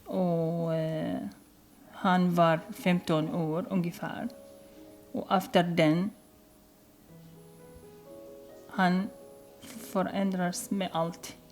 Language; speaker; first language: Swedish; non-native, learner; Arabic